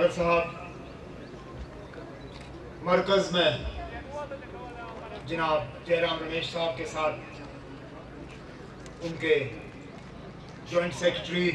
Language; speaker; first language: Hindi; non-native, local second language; Kashmiri